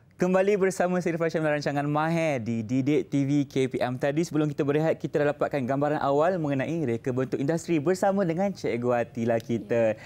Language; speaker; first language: Malay; native; Malay